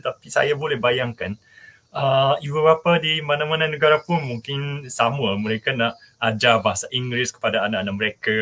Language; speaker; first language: Malay; non-native, fluent; Japanese